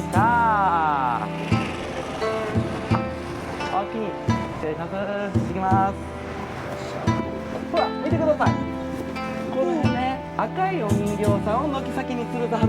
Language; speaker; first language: Japanese; native; Japanese